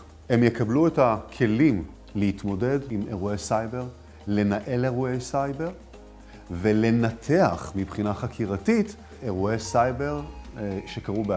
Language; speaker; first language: Hebrew; native; Hebrew